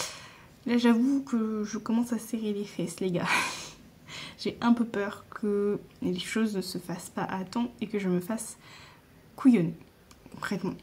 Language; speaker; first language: French; native; French